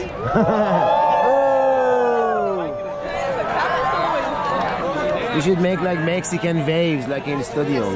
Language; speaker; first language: English; non-native, fluent; Persian